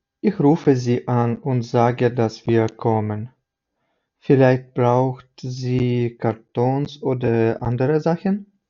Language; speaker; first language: German; non-native, fluent; Ukrainian